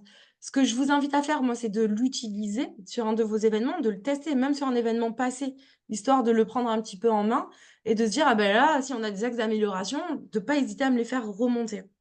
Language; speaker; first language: French; native; French